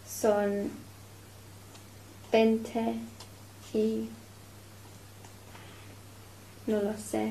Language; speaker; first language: Spanish; non-native, learner; English